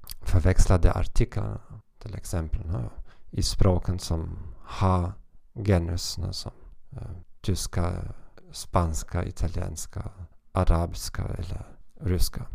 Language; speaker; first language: Swedish; non-native, learner; German